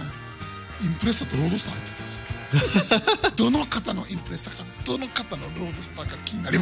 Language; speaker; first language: Japanese; native; Japanese